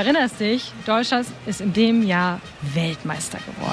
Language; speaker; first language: German; native; German